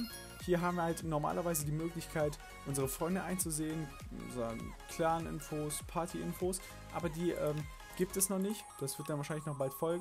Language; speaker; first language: German; native; German